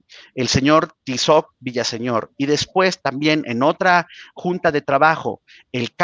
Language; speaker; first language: Spanish; native; Spanish